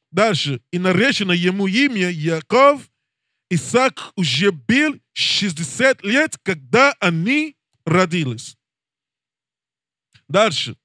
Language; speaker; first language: Russian; non-native, learner; English